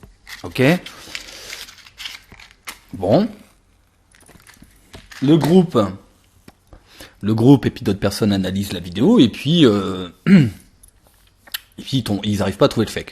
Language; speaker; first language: French; native; French